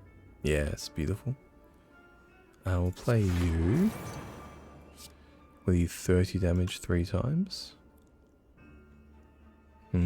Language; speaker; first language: English; native; English